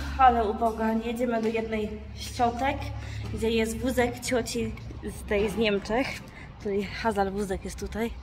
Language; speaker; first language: Polish; early bilingual, heritage; Polish